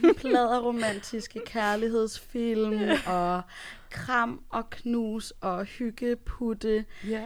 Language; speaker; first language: Danish; early bilingual, other home language; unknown